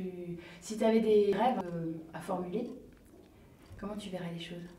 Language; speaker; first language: French; native; French